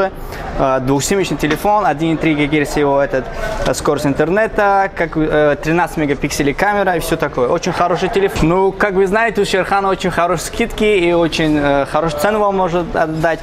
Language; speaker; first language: Russian; non-native, fluent; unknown